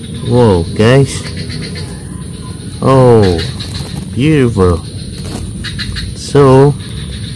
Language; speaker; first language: English; non-native, learner; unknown